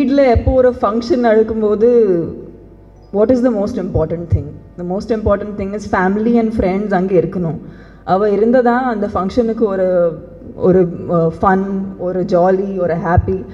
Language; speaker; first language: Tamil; non-native, learner; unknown